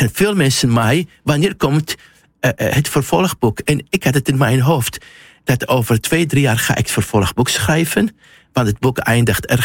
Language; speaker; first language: Dutch; non-native, fluent; Arabic